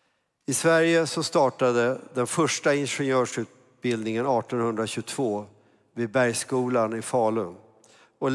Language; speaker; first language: Swedish; native; Swedish